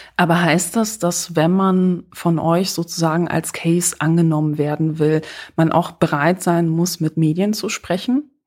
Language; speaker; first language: German; early bilingual, other home language; Polish